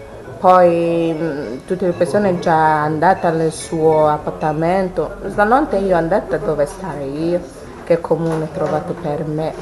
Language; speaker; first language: Italian; non-native, learner; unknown